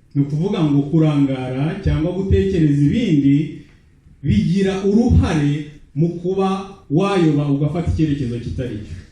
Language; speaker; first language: Kinyarwanda; native; Kinyarwanda